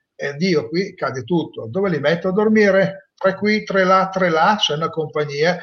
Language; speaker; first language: Italian; native; Italian